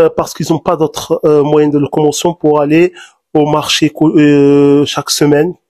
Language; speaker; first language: French; non-native, local second language; Arabic